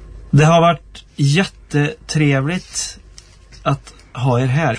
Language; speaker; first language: Swedish; native; Swedish